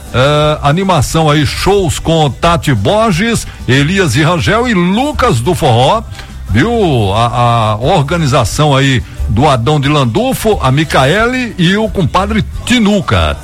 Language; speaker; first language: Portuguese; native; Portuguese